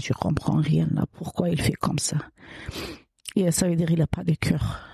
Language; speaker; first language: French; non-native, learner; Kurdish